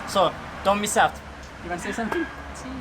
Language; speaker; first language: English; non-native, fluent; Turkish